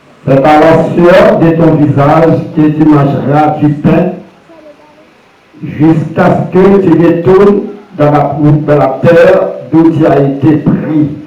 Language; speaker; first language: French; non-native, local second language; Haitian Creole